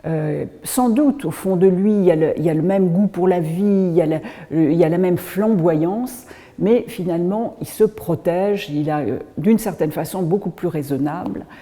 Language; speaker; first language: French; native; French